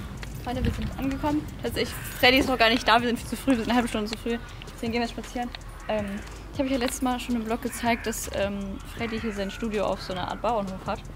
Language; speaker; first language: German; native; German